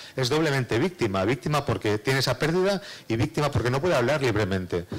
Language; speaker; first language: Spanish; native; Spanish